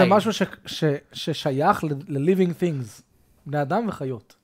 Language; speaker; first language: Hebrew; native; Hebrew